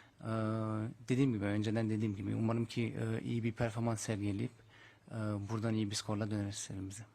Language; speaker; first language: Turkish; early bilingual, heritage; Turkish